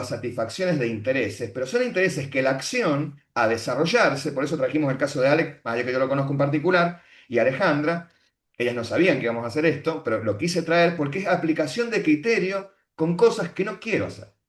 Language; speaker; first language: Spanish; native; Spanish